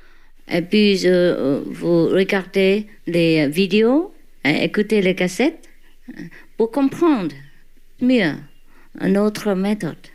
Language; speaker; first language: French; non-native, learner; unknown